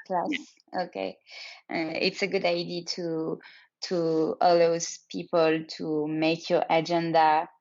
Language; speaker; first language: English; non-native, learner; French